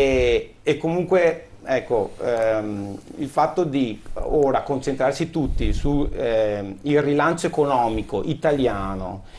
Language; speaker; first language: Italian; native; Italian